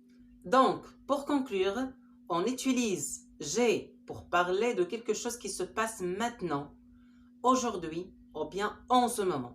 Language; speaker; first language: French; non-native, local second language; Arabic